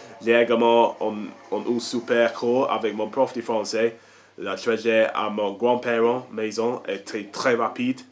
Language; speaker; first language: French; non-native, learner; English